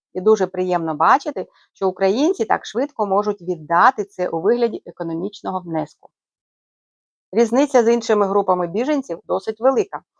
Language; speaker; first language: Ukrainian; native; Ukrainian